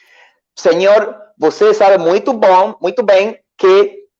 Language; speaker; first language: Portuguese; non-native, learner; Spanish